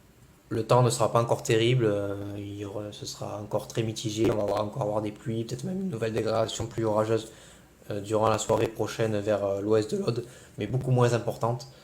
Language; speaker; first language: French; native; French